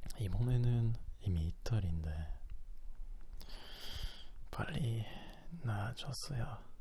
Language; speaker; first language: Korean; non-native, learner; French